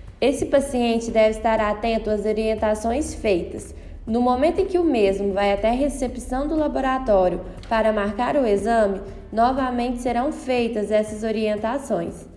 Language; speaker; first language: Portuguese; native; Portuguese